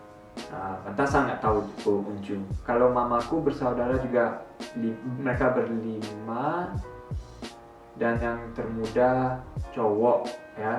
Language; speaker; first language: Indonesian; early bilingual, heritage; Indonesian